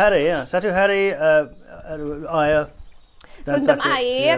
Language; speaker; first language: Indonesian; non-native, learner; English